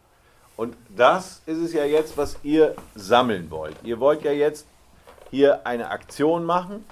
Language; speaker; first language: German; native; German